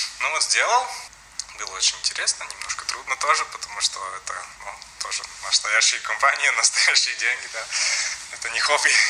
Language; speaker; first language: Russian; non-native, local second language; Latvian